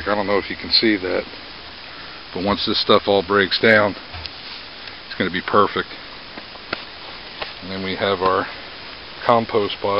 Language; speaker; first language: English; native; English